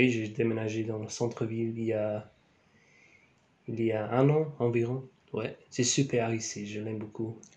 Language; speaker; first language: French; non-native, learner; English